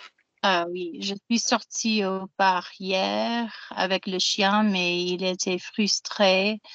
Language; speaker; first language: French; non-native, learner; English